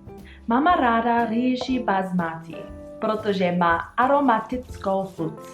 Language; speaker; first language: Czech; non-native, learner; English